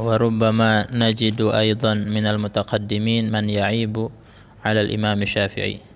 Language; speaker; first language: Arabic; non-native, fluent; Indonesian